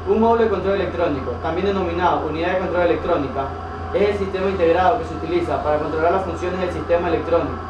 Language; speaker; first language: Spanish; native; Spanish